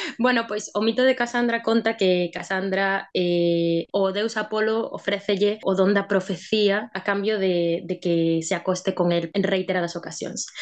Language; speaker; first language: Galician; non-native, local second language; Spanish